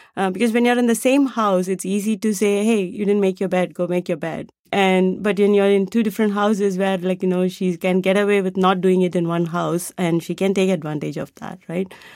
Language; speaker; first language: English; non-native, local second language; Tamil